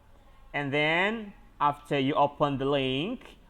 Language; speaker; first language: English; non-native, fluent; Indonesian